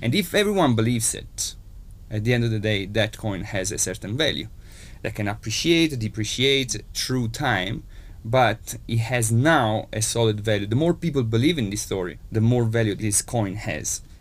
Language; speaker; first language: English; non-native, fluent; Italian